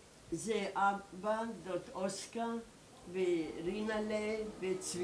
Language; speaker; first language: Hebrew; non-native, learner; German